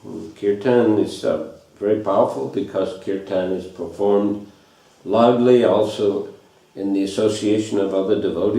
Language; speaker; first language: English; non-native, fluent; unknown